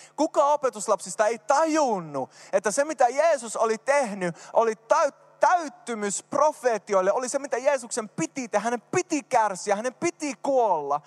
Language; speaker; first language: Finnish; early bilingual, heritage; Finnish